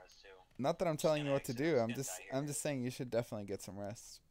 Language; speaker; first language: English; native; English